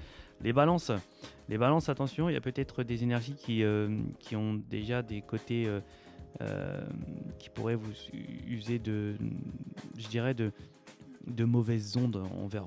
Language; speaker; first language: French; native; French